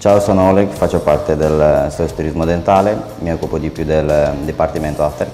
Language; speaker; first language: Italian; non-native, fluent; Romanian